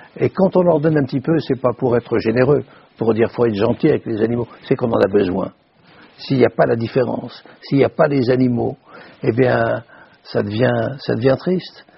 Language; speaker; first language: French; native; French